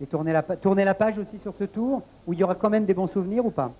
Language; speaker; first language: French; native; French